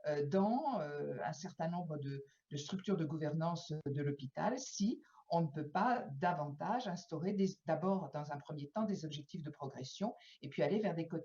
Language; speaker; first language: French; native; French